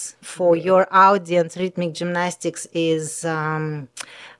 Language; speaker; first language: English; non-native, learner; Russian